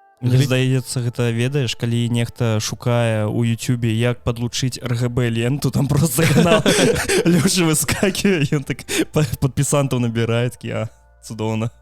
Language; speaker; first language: Belarusian; non-native, local second language; Russian